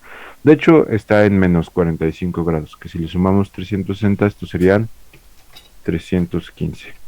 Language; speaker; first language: Spanish; native; Spanish